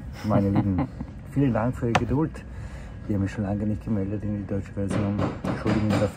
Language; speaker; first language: German; non-native, fluent; Slovak